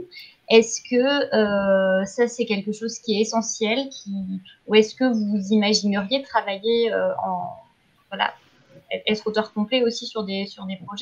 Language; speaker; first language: French; native; French